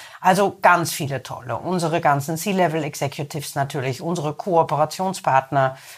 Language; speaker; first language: German; native; German